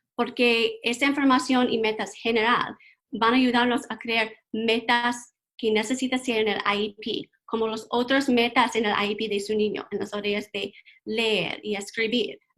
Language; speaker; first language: Spanish; non-native, learner; English